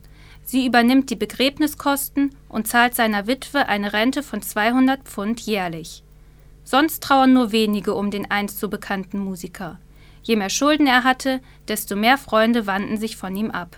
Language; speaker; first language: German; native; German